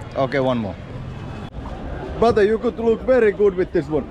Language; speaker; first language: English; non-native, fluent; Finnish